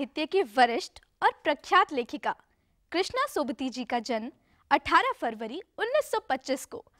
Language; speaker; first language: Hindi; native; Hindi